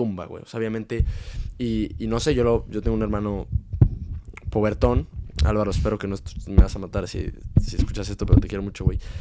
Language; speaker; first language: Spanish; native; Spanish